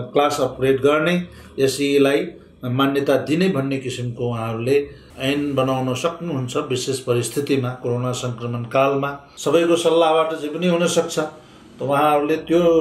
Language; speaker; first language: Nepali; non-native, local second language; Maithili